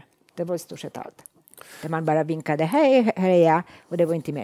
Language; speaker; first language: Swedish; non-native, fluent; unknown